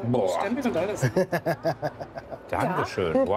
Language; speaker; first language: German; native; German